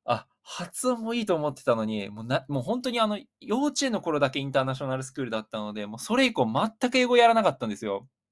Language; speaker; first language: Japanese; native; Japanese